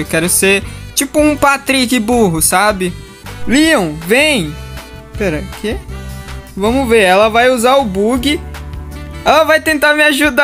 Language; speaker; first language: Portuguese; native; Portuguese